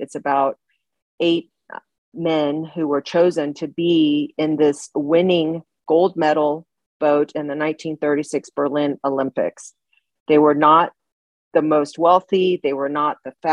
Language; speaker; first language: English; early bilingual, other home language; Chinese